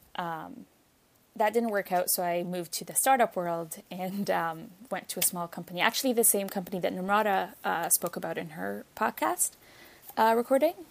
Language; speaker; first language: English; non-native, fluent; Arabic